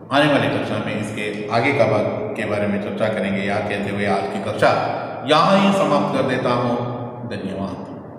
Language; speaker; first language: Hindi; non-native, local second language; Kannada